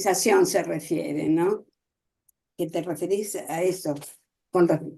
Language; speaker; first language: Spanish; native; Spanish